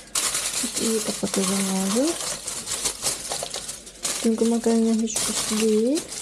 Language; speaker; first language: Turkish; non-native, learner; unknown